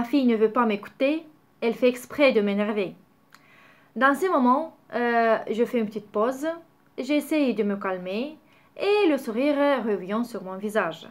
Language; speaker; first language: French; non-native, learner; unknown